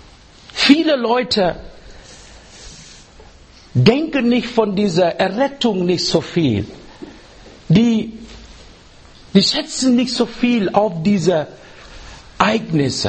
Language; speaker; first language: German; non-native, learner; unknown